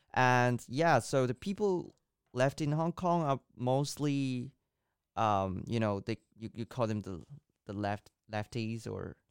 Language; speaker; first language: English; non-native, local second language; Cantonese